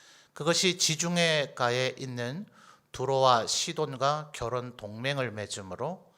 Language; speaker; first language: Korean; native; Korean